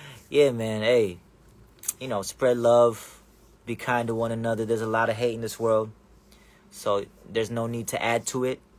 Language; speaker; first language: English; early bilingual, other home language; Korean